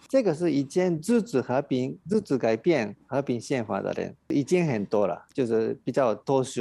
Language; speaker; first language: Chinese; non-native, fluent; Japanese